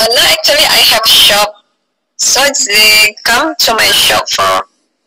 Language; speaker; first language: English; non-native, learner; Indonesian